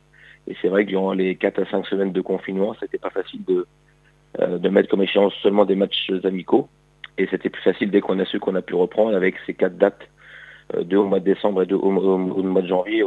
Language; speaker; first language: French; native; French